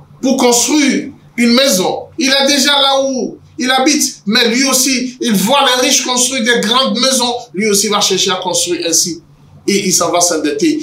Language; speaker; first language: French; non-native, local second language; Yoruba